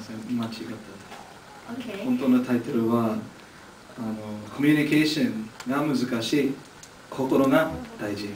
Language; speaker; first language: Japanese; non-native, learner; English